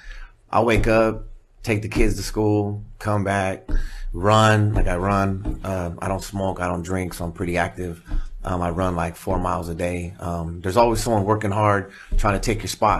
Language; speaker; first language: English; native; English